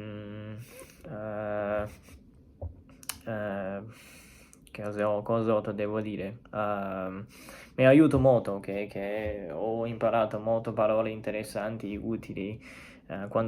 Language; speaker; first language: Italian; non-native, learner; Chinese